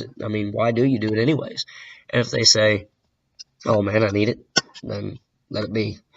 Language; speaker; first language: English; native; English